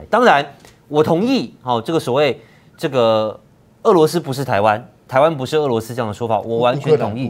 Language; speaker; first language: Chinese; native; Chinese